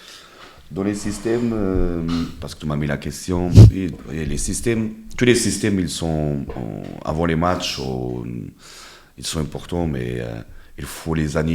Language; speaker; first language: French; non-native, fluent; Portuguese